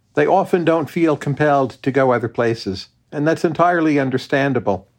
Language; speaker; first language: English; native; English